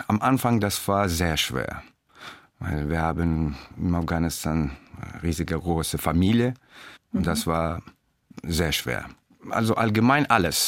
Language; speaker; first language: German; non-native, learner; Persian